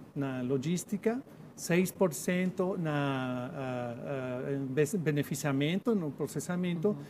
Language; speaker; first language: Portuguese; non-native, learner; Spanish